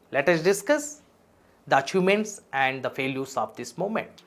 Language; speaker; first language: English; non-native, local second language; Telugu